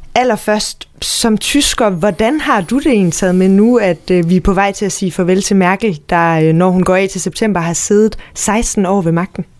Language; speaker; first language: Danish; native; Danish